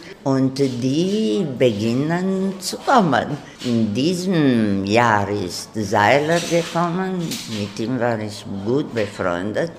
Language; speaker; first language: German; non-native, fluent; Romanian